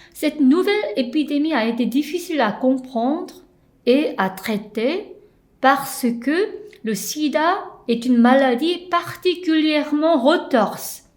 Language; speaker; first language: French; non-native, fluent; Korean